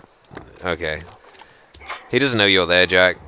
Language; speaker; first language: English; native; English